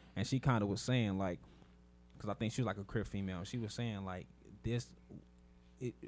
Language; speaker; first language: English; native; English